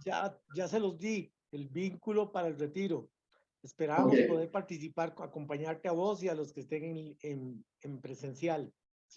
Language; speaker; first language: Spanish; native; Spanish